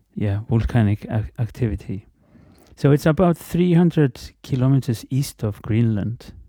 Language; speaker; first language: English; non-native, fluent; Icelandic